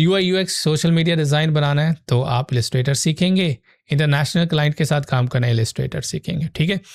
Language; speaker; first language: Urdu; native; Urdu